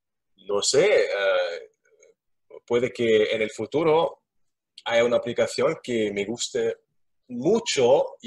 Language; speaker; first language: Spanish; non-native, learner; German